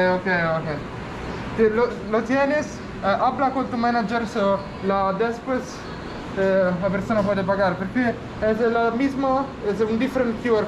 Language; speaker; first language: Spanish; non-native, learner; Italian